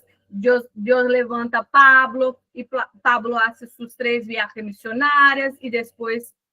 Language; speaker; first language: Spanish; non-native, fluent; Portuguese